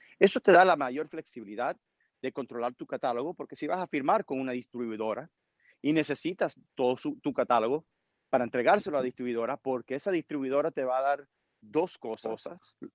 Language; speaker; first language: Spanish; early bilingual, heritage; Spanish